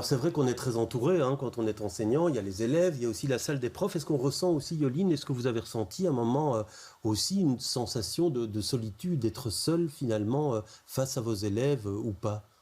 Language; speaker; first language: French; native; French